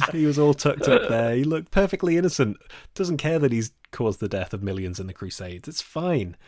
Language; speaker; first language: English; native; English